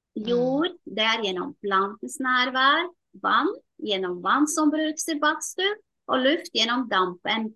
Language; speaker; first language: Norwegian; non-native, fluent; Latvian